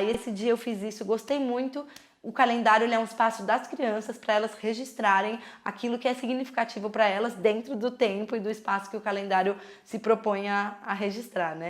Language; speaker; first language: Portuguese; native; Portuguese